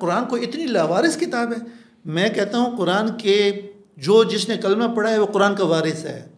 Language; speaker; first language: Urdu; non-native, local second language; Pashto